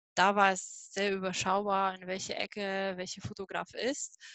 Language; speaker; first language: German; non-native, fluent; Polish